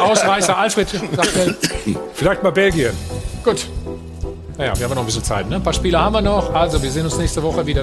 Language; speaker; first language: German; native; German